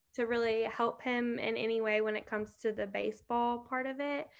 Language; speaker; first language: English; native; English